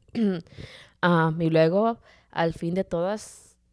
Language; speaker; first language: Spanish; early bilingual, heritage; Spanish